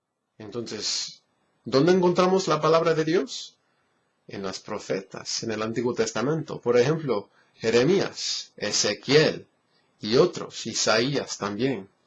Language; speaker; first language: Spanish; non-native, fluent; English